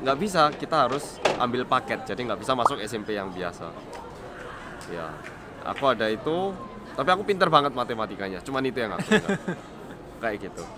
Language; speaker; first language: Indonesian; early bilingual, other home language; Korean